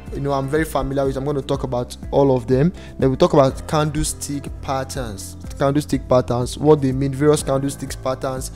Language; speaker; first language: English; non-native, local second language; Yoruba